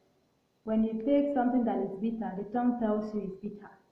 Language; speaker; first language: English; non-native, local second language; Igbo